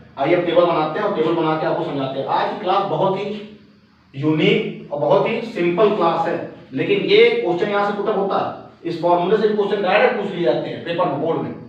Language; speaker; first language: Hindi; native; Hindi